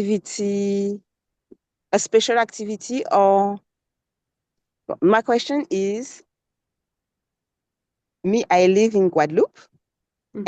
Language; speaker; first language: English; non-native, learner; French